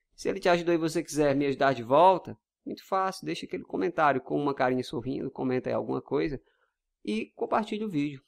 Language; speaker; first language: Portuguese; native; Portuguese